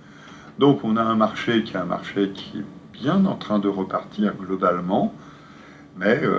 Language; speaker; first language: French; native; French